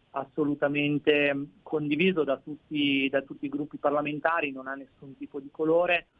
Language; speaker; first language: Italian; native; Italian